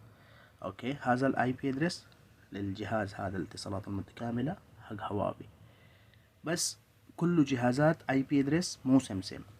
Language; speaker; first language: Arabic; non-native, learner; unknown